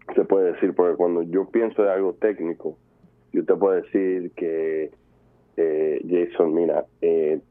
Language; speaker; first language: Spanish; early bilingual, heritage; Spanish